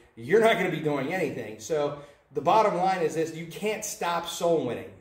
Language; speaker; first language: English; native; English